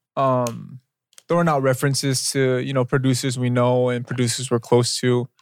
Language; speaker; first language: English; early bilingual, other home language; Korean